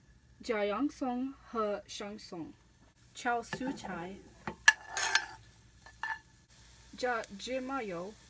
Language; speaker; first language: Chinese; non-native, learner; English